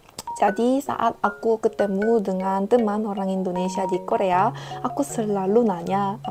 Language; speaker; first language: Indonesian; non-native, fluent; Korean